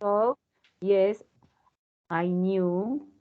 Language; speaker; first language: English; non-native, fluent; Spanish